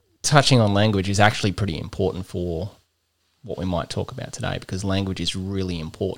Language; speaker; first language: English; native; English